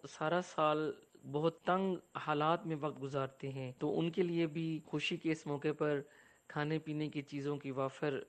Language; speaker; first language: Urdu; non-native, local second language; Punjabi